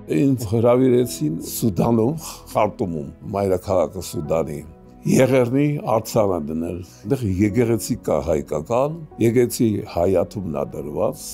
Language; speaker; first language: Armenian; early bilingual, heritage; Armenian